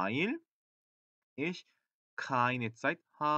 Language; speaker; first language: German; non-native, fluent; Korean